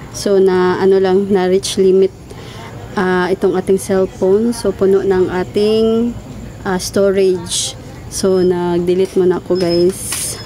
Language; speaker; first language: Filipino; non-native, local second language; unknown